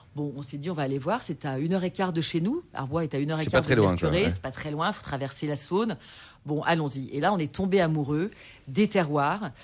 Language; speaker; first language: French; native; French